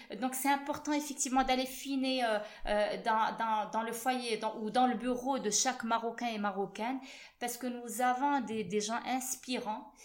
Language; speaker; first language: French; non-native, local second language; Arabic